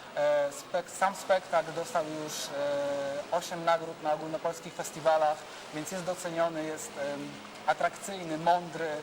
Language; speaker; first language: Polish; native; Polish